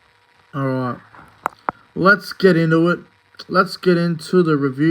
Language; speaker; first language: English; native; English